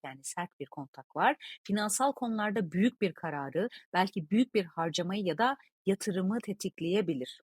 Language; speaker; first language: Turkish; native; Turkish